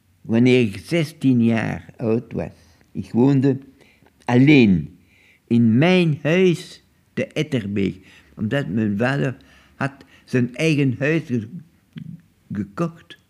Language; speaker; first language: Dutch; non-native, local second language; French